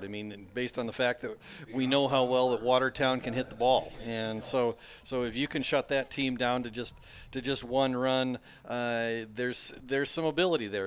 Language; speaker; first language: English; native; English